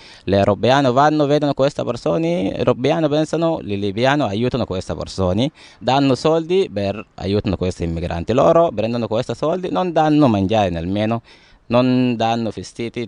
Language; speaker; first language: Italian; non-native, learner; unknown